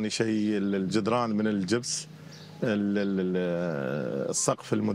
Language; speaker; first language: Arabic; native; Arabic